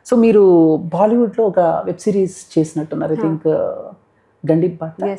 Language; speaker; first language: Telugu; native; Telugu